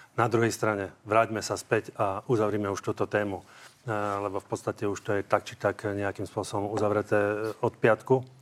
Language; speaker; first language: Slovak; native; Slovak